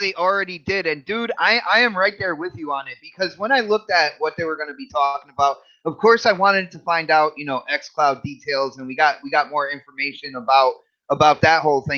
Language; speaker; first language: English; native; English